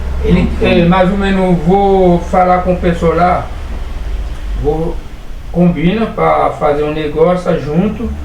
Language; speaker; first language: Portuguese; non-native, learner; Haitian Creole